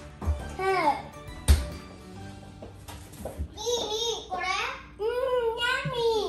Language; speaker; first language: Japanese; early bilingual, heritage; Japanese